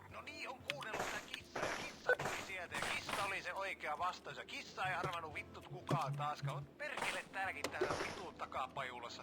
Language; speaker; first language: Finnish; native; Finnish